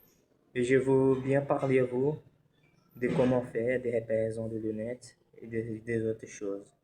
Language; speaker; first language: French; non-native, learner; Portuguese